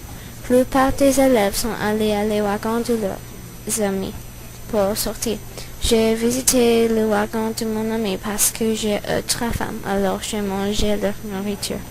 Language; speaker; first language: French; non-native, learner; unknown